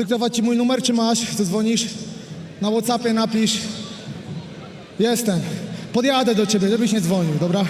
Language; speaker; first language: Polish; native; Polish